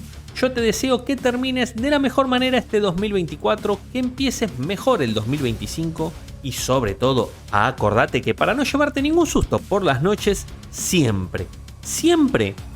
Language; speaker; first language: Spanish; native; Spanish